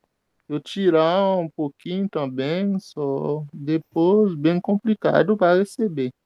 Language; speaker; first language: Portuguese; non-native, learner; Haitian Creole